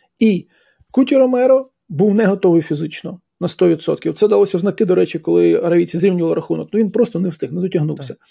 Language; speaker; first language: Ukrainian; native; Ukrainian